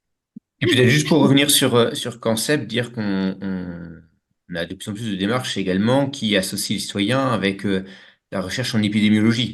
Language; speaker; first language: French; native; French